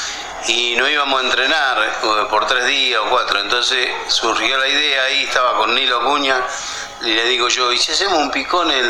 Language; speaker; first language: Spanish; native; Spanish